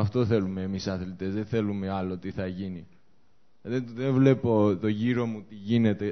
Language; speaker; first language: Greek; non-native, fluent; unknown